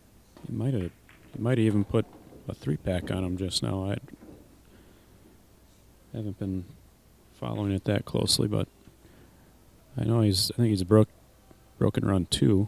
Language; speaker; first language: English; native; English